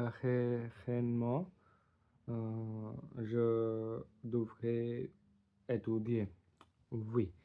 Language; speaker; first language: French; non-native, learner; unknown